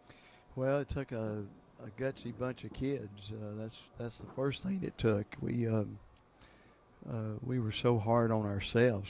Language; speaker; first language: English; native; English